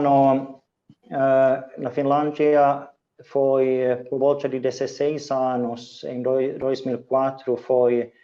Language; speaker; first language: Portuguese; non-native, fluent; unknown